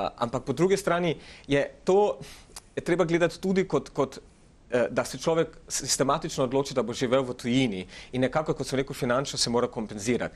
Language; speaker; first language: Slovenian; early bilingual, other home language; Macedonian